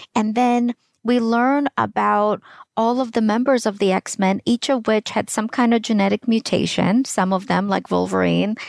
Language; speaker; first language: English; early bilingual, other home language; Russian